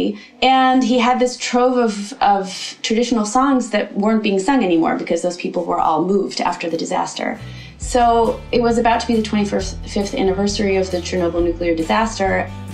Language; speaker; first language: English; early bilingual, other home language; Ukrainian